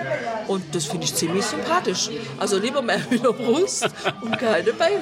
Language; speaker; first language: German; native; German